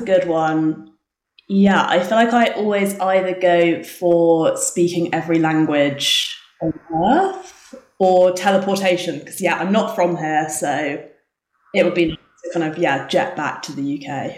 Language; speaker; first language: English; native; English